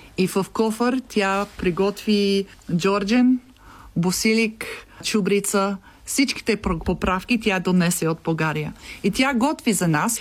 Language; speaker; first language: Bulgarian; non-native, learner; English